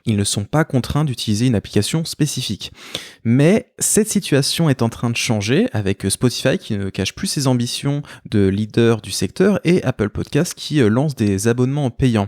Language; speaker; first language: French; native; French